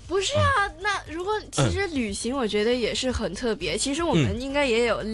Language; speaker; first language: Chinese; non-native, local second language; Cantonese